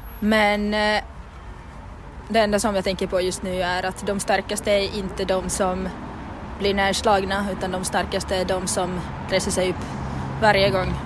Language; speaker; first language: Swedish; non-native, fluent; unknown